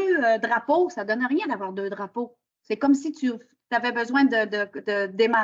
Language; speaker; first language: French; native; French